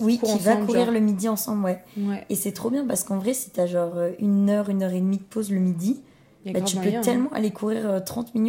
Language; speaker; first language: French; native; French